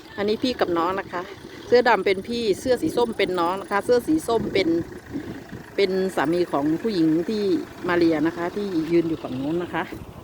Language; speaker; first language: Thai; native; Thai